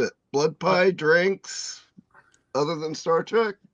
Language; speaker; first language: English; native; English